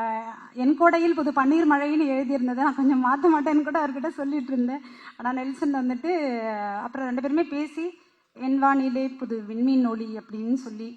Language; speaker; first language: Tamil; native; Tamil